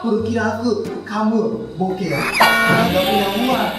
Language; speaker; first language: Indonesian; non-native, learner; Japanese